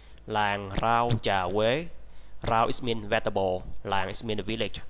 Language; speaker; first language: English; non-native, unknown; Vietnamese